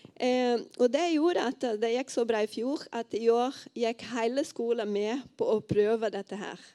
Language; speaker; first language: Norwegian; non-native, fluent; Portuguese